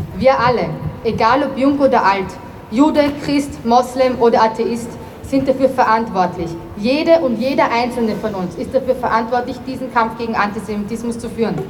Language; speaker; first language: German; native; German